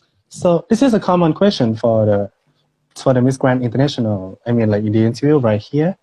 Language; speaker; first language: English; non-native, fluent; Thai